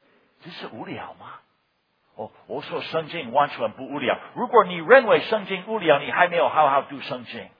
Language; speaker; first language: Chinese; non-native, fluent; English